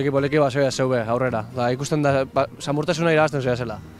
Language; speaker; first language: Basque; native; Basque